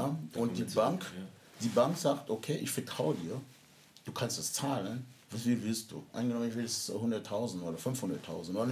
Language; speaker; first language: German; non-native, fluent; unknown